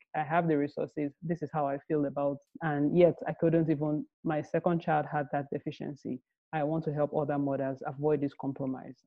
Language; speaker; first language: English; non-native, local second language; Yoruba